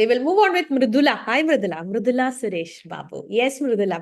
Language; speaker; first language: Malayalam; native; Malayalam